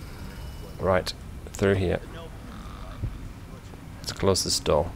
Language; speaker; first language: English; native; English